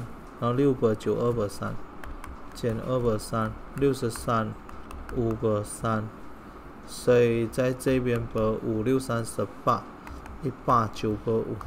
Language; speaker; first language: Chinese; non-native, local second language; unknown